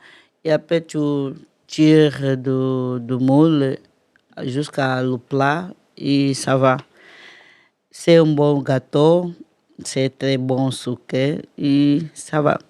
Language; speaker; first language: French; non-native, learner; Portuguese